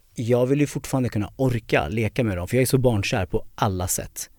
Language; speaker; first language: Swedish; native; Swedish